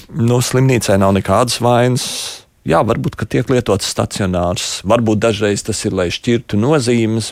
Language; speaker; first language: Latvian; native; Latvian